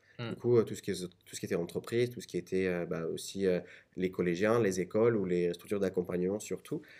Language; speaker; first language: French; non-native, fluent; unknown